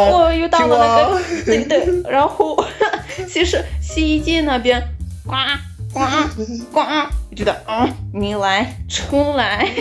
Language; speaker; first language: Chinese; non-native, fluent; Ukrainian